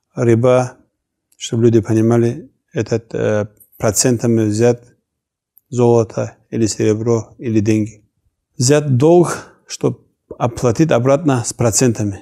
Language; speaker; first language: Russian; non-native, local second language; Avaric